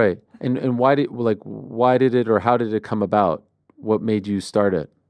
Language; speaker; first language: English; native; English